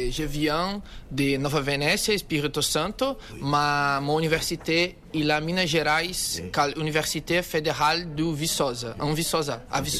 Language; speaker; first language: French; non-native, learner; Portuguese